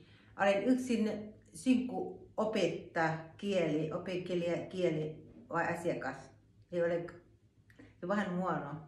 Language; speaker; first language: Finnish; non-native, learner; Thai